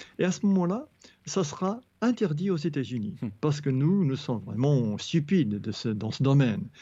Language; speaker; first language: French; non-native, fluent; English